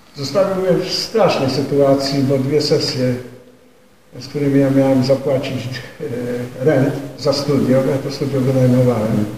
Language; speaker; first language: Polish; native; Polish